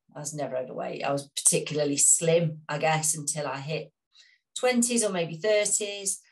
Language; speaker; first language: English; native; English